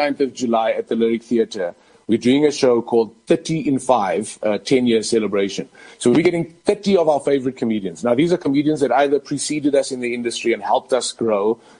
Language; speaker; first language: English; native; English